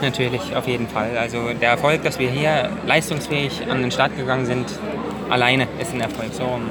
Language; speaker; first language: German; native; German